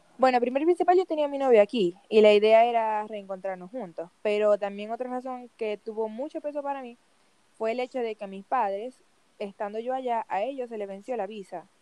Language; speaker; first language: Spanish; native; Spanish